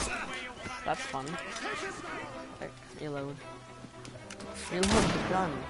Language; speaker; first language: English; native; English